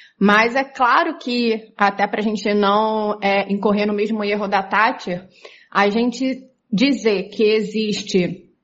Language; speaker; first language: Portuguese; native; Portuguese